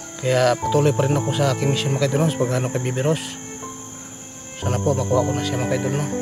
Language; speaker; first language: Filipino; non-native, local second language; Cebuano